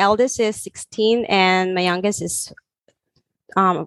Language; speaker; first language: English; non-native, local second language; Filipino